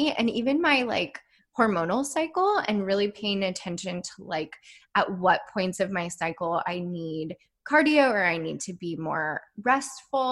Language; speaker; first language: English; native; English